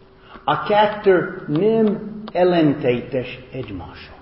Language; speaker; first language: Hungarian; non-native, fluent; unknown